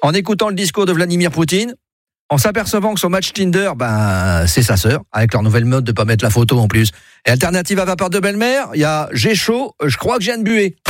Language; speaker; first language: French; native; French